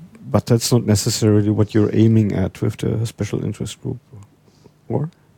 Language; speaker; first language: English; non-native, fluent; German